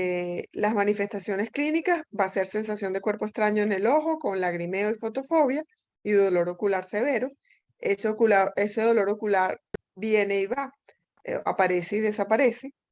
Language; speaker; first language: Spanish; native; Spanish